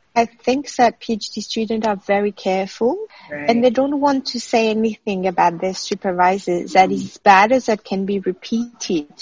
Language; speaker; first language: English; non-native, fluent; French